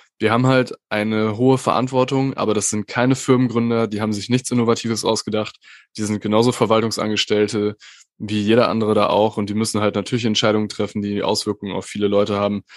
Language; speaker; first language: German; native; German